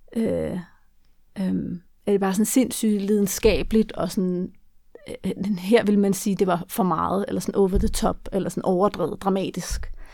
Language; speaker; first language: Danish; early bilingual, other home language; Kurdish